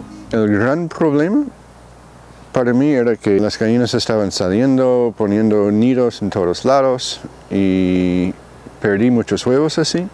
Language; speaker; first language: Spanish; non-native, fluent; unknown